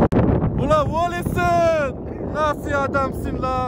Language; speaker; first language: Turkish; native; Turkish